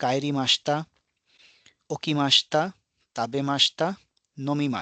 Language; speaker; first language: Japanese; non-native, fluent; Hindi